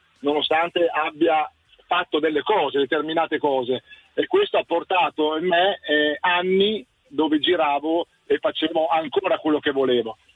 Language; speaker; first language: Italian; native; Italian